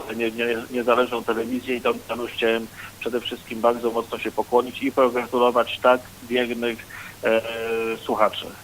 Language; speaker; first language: Polish; native; Polish